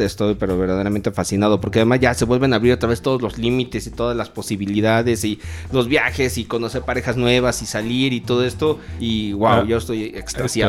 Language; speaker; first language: Spanish; native; Spanish